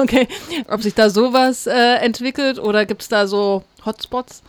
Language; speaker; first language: German; native; German